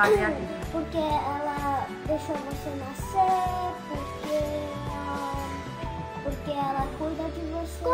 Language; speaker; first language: Portuguese; early bilingual, heritage; Portuguese